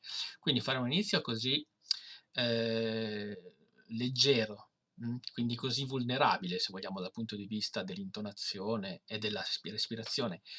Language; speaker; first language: Italian; native; Italian